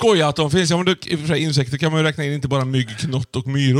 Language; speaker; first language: Swedish; native; Swedish